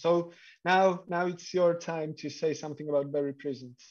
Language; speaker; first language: English; non-native, fluent; Slovak